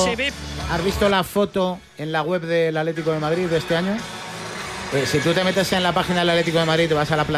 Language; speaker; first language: Spanish; native; Spanish